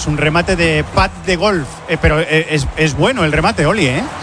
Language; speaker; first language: Spanish; native; Spanish